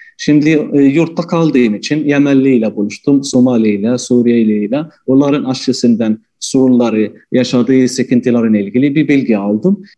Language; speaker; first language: Turkish; non-native, fluent; Arabic